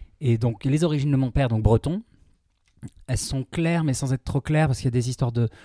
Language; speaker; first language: French; native; French